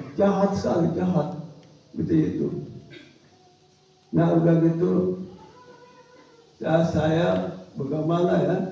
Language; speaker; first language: Indonesian; non-native, fluent; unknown